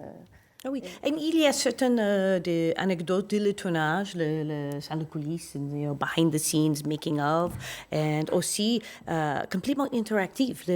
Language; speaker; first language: French; non-native, learner; English